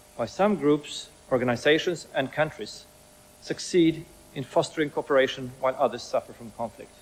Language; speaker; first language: English; non-native, fluent; Swedish